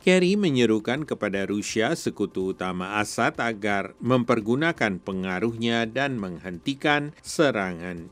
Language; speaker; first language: Indonesian; native; Indonesian